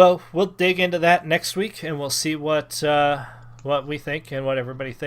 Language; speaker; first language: English; native; English